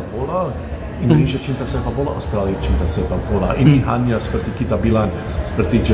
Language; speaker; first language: Indonesian; non-native, fluent; English